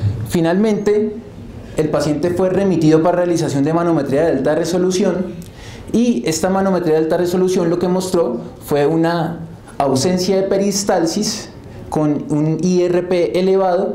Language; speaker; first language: Spanish; native; Spanish